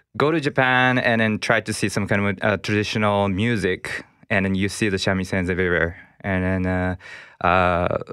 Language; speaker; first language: English; non-native, learner; Japanese